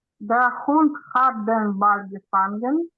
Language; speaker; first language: German; non-native, learner; Ukrainian